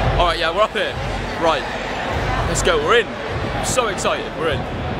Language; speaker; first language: English; native; English